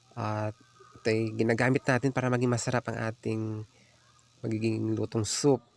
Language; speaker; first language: Filipino; non-native, local second language; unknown